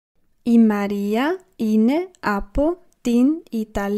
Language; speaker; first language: Greek; non-native, learner; English